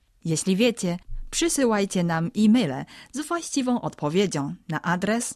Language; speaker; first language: Polish; non-native, fluent; Chinese